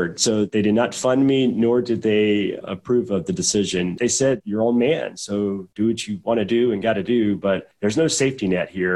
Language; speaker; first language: English; native; English